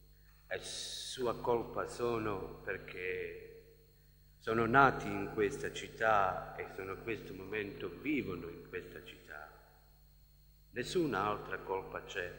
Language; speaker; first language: Italian; non-native, learner; Bosnian